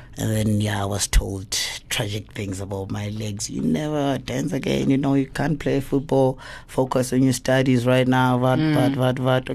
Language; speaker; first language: English; non-native, local second language; Zulu